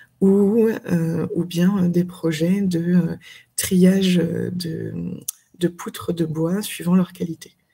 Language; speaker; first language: French; native; French